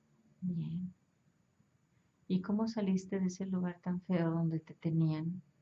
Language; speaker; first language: Spanish; native; Spanish